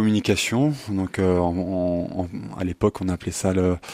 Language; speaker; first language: French; native; French